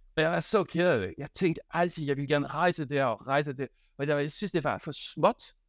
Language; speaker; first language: Danish; non-native, fluent; French